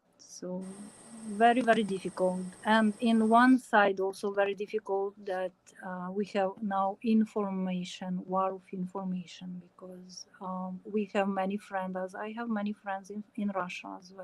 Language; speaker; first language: English; non-native, learner; Ukrainian